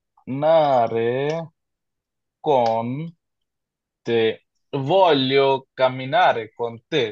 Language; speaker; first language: Italian; non-native, fluent; Bangla